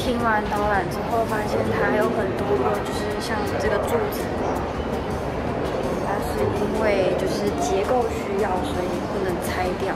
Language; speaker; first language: Chinese; native; Chinese